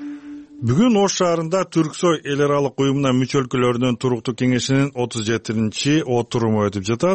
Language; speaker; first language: Kyrgyz; native; Kyrgyz